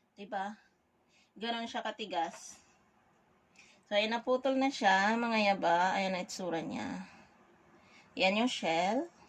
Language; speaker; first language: Filipino; non-native, local second language; Bikol